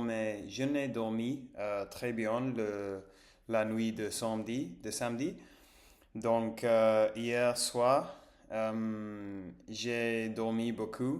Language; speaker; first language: French; non-native, learner; English